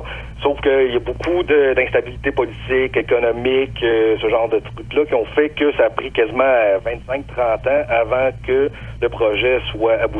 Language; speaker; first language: French; native; French